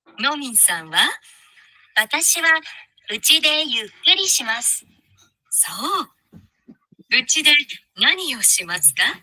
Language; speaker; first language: Japanese; non-native, learner; Bangla